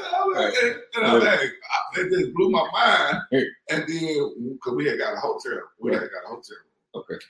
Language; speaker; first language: English; native; English